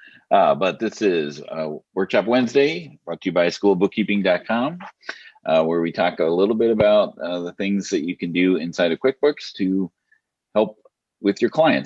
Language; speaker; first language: English; native; English